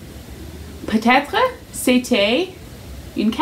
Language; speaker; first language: French; non-native, fluent; English